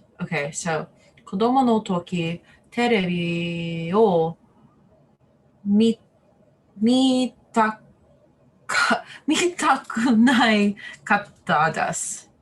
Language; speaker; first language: Japanese; non-native, learner; English